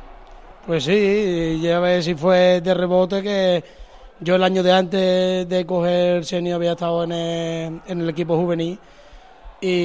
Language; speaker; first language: Spanish; native; Spanish